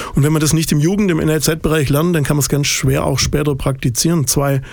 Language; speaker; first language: German; native; German